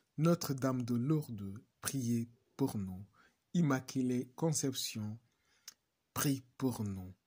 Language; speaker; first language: French; non-native, local second language; Kinyarwanda